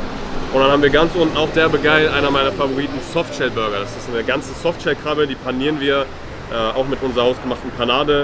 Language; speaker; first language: German; native; German